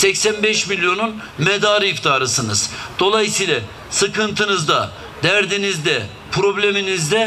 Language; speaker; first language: Turkish; native; Turkish